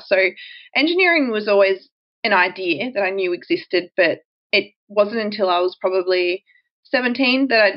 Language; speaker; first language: English; native; English